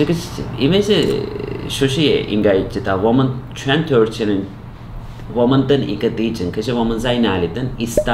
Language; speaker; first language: Chinese; non-native, fluent; Turkish